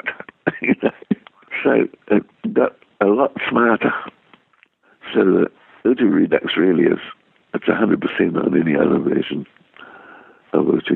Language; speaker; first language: English; native; English